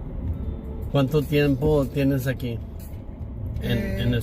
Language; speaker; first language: Spanish; early bilingual, heritage; English